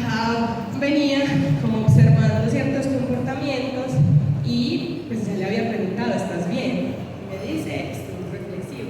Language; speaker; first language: Spanish; native; Spanish